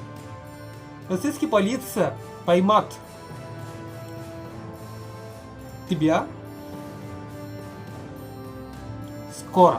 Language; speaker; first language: Russian; non-native, learner; Malayalam